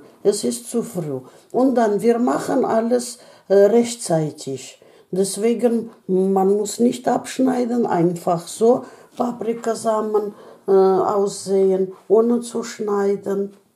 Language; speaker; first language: German; non-native, learner; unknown